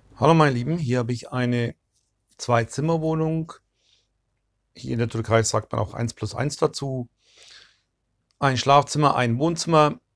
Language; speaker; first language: German; non-native, fluent; Turkish